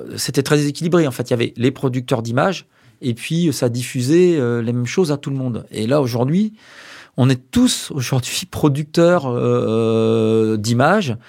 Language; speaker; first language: French; native; French